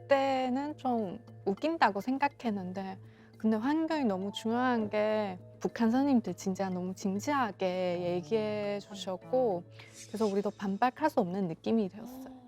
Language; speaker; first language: Korean; non-native, local second language; Chinese